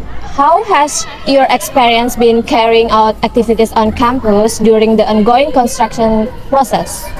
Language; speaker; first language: English; non-native, learner; Indonesian